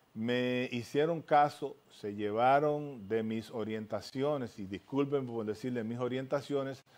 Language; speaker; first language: Spanish; native; Spanish